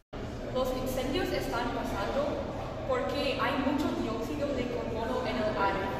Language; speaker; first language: Spanish; non-native, learner; English